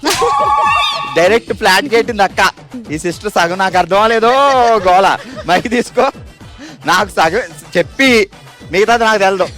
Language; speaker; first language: Telugu; native; Telugu